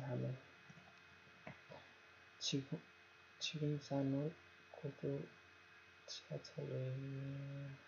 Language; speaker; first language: Korean; non-native, learner; Nepali